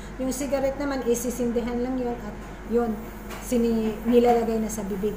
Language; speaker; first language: Filipino; non-native, local second language; Cebuano